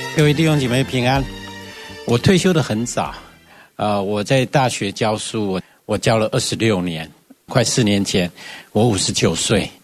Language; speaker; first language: Chinese; non-native, local second language; Hakka Chinese